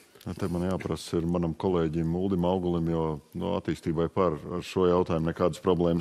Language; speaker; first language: Latvian; native; Latvian